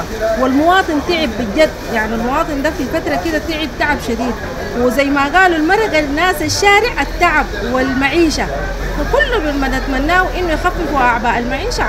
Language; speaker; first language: Arabic; native; Arabic